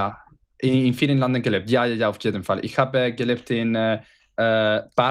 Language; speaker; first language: German; non-native, learner; Spanish